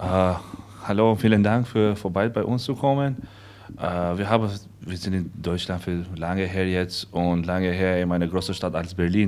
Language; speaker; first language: German; non-native, learner; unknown